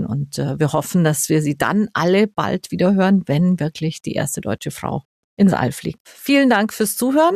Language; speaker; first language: German; native; German